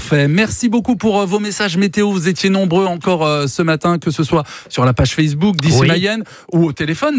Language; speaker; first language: French; native; French